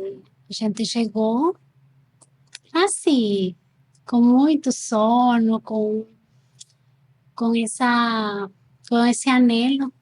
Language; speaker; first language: Portuguese; non-native, fluent; Spanish